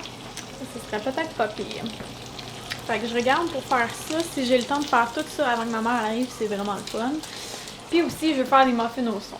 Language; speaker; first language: French; native; French